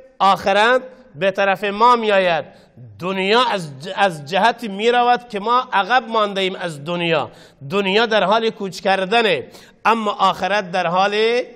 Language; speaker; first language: Persian; non-native, local second language; Baluchi